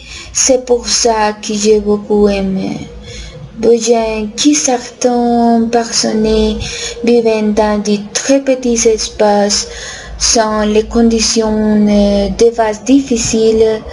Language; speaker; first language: French; non-native, learner; Spanish